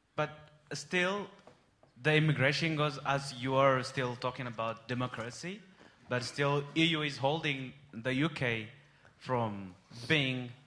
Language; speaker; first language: English; non-native, fluent; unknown